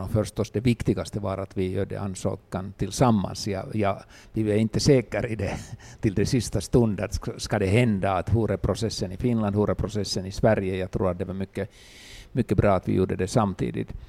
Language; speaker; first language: Swedish; non-native, local second language; Finnish